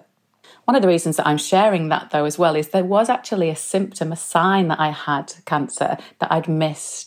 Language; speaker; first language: English; native; English